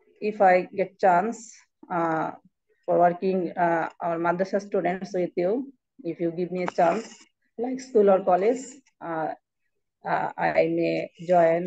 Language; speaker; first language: English; non-native, learner; Bangla